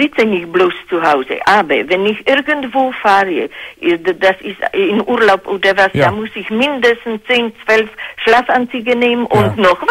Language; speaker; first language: German; non-native, fluent; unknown